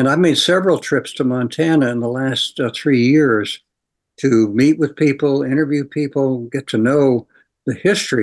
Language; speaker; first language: English; native; English